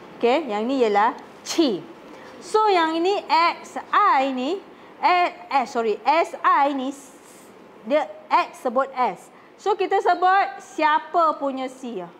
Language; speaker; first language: Malay; native; Malay